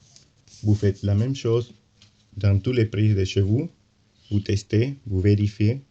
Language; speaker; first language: French; non-native, fluent; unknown